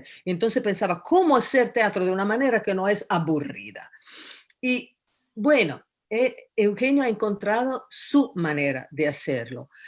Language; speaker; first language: Spanish; non-native, fluent; Italian